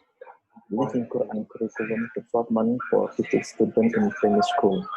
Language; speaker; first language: English; non-native, learner; Indonesian